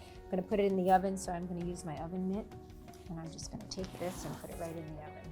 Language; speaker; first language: English; native; English